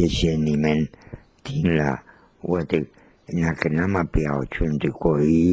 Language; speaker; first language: Chinese; non-native, learner; Spanish